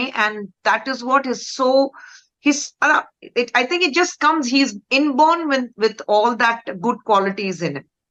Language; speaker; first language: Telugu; non-native, fluent; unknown